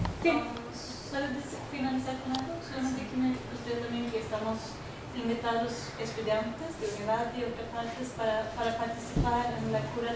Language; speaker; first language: Spanish; non-native, learner; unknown